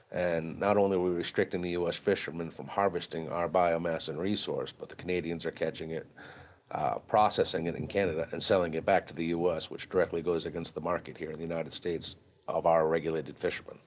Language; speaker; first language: English; native; English